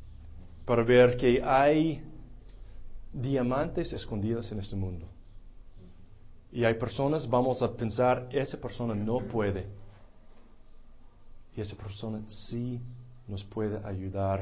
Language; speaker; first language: Spanish; non-native, fluent; English